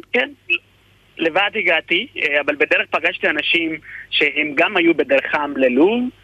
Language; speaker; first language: Hebrew; non-native, fluent; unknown